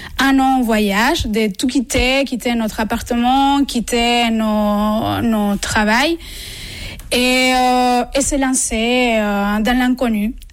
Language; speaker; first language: French; non-native, fluent; Spanish